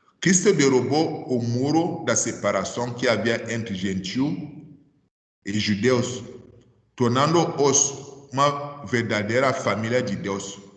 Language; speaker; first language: Portuguese; non-native, fluent; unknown